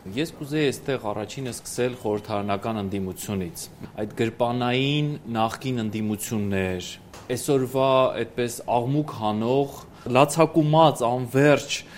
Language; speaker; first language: Armenian; native; Armenian